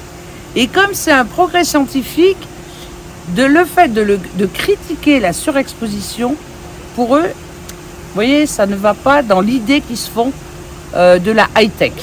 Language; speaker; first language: French; native; French